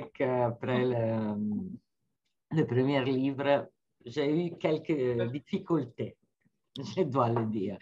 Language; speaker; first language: French; non-native, fluent; Italian